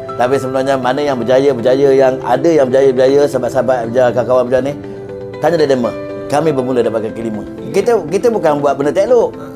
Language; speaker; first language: Malay; native; Malay